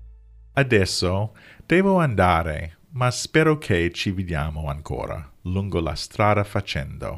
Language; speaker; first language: Italian; non-native, learner; English